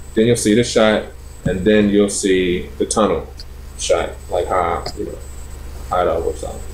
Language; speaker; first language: English; native; English